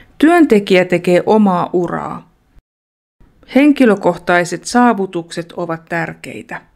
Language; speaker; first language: Finnish; non-native, fluent; Russian